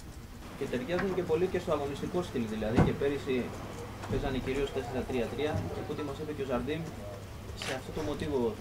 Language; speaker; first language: Greek; native; Greek